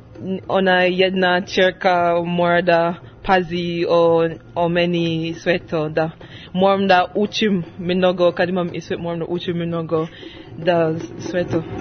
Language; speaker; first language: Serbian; non-native, learner; English